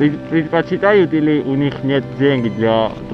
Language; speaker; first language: Russian; non-native, learner; Georgian